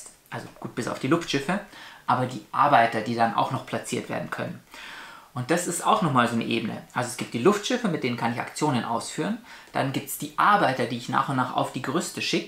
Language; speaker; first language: German; native; German